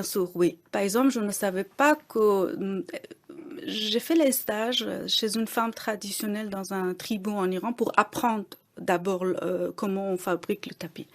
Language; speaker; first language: French; non-native, fluent; Persian